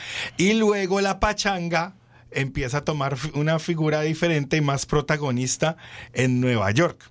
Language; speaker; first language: Spanish; native; Spanish